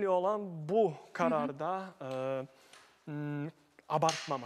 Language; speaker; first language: Turkish; non-native, fluent; Bosnian